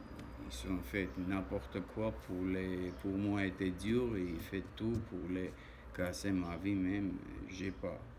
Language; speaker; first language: French; non-native, learner; Armenian